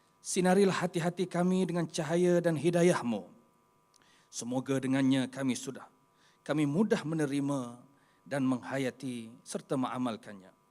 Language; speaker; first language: Malay; native; Malay